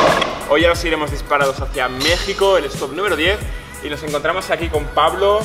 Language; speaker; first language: Spanish; native; Spanish